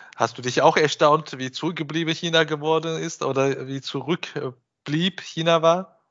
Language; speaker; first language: German; non-native, fluent; Chinese